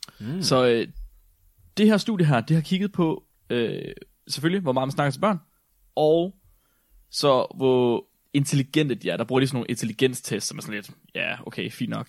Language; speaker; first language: Danish; native; Danish